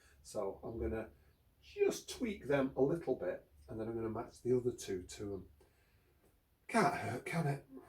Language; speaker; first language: English; native; English